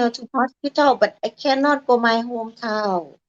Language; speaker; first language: English; non-native, learner; Thai